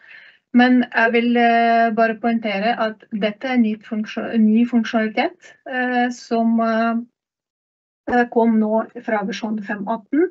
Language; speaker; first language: Norwegian; non-native, fluent; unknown